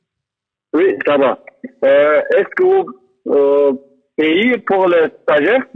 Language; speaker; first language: French; non-native, learner; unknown